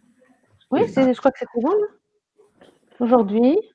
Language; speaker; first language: French; non-native, fluent; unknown